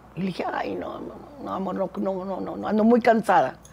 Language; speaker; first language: Spanish; native; Spanish